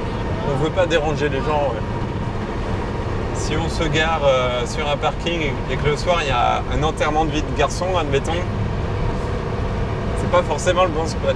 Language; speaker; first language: French; native; French